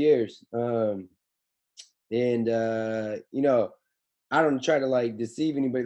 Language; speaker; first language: English; native; English